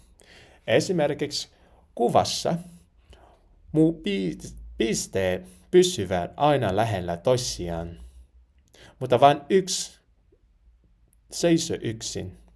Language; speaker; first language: Finnish; non-native, learner; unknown